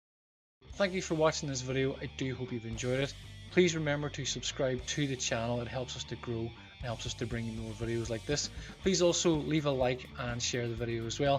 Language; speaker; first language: English; native; English